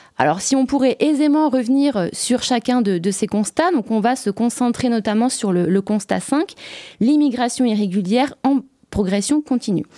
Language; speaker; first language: French; native; French